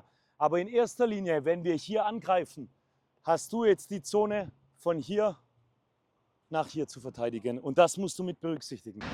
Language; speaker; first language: German; native; German